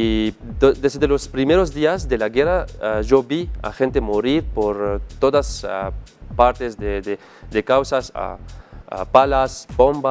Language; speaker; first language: Spanish; non-native, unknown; Arabic